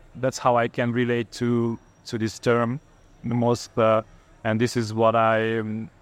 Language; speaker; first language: English; non-native, fluent; Hungarian